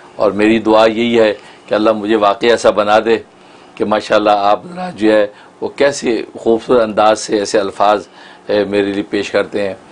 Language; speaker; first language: Urdu; native; Urdu